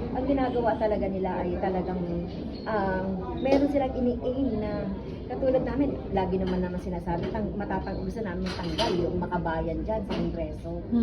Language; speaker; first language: Filipino; native; Filipino